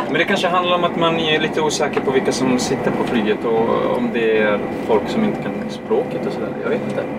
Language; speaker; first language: Swedish; early bilingual, other home language; Serbian